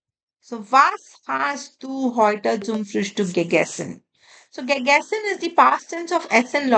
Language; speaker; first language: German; non-native, fluent; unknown